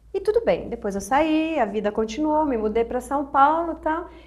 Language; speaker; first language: Portuguese; native; Portuguese